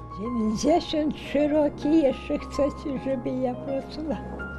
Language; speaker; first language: Polish; early bilingual, heritage; Polish